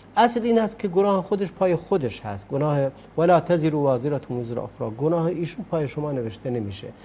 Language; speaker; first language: Persian; native; Persian